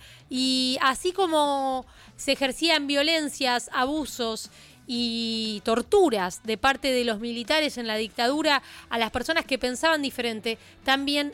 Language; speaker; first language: Spanish; native; Spanish